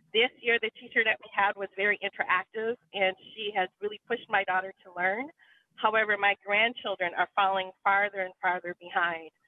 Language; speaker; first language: English; native; English